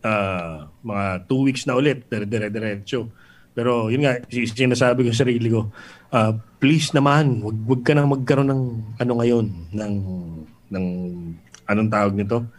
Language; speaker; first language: Filipino; native; Filipino